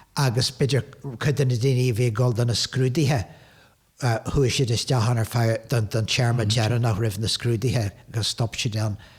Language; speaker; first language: Irish; non-native, local second language; English